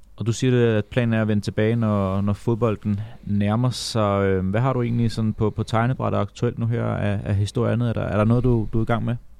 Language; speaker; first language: Danish; native; Danish